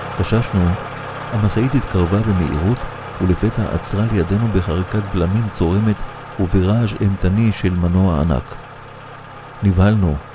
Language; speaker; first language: Hebrew; native; Hebrew